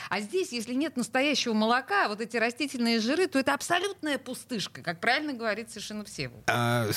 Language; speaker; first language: Russian; native; Russian